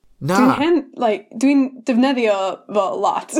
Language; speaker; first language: Welsh; non-native, learner; English